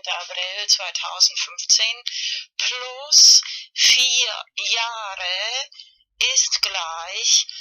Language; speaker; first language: German; non-native, fluent; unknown